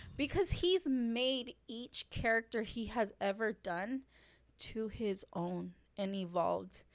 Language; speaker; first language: English; native; English